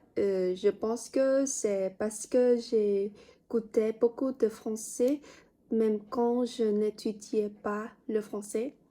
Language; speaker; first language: French; non-native, fluent; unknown